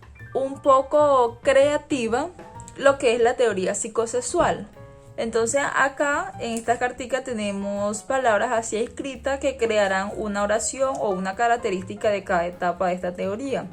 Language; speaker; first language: Spanish; native; Spanish